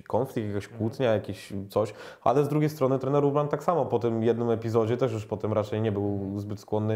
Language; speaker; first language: Polish; native; Polish